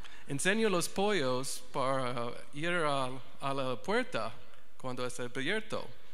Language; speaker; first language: Spanish; non-native, learner; English